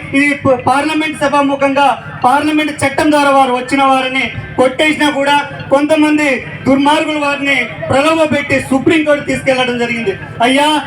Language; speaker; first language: Telugu; non-native, local second language; Lambadi